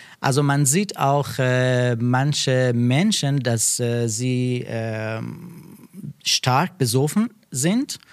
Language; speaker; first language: German; non-native, learner; Persian